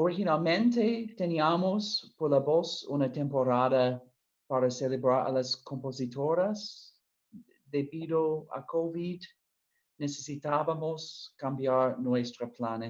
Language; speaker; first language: Spanish; non-native, fluent; English